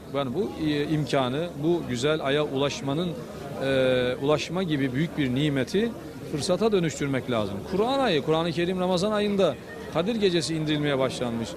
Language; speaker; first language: Turkish; native; Turkish